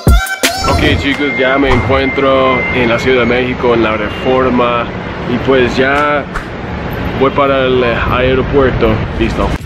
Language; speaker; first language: Spanish; non-native, fluent; English